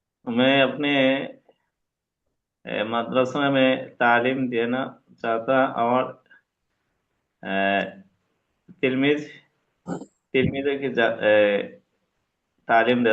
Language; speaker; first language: Hindi; non-native, learner; Bangla